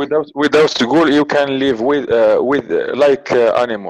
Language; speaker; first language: English; non-native, learner; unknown